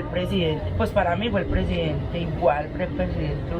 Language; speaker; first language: Spanish; native; Spanish